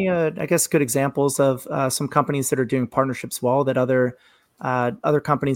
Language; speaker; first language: English; native; English